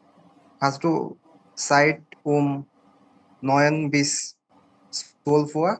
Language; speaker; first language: German; non-native, learner; Bangla